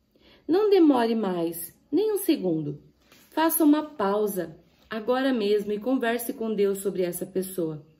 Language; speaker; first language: Portuguese; native; Portuguese